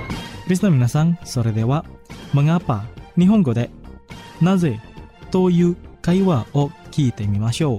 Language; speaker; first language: Japanese; non-native, fluent; Indonesian